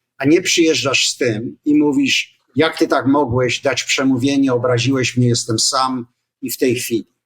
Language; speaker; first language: Polish; native; Polish